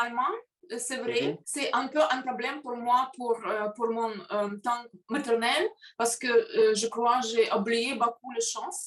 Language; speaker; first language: French; non-native, learner; Russian